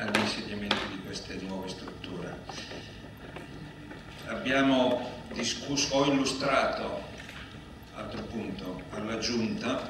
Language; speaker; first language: Italian; native; Italian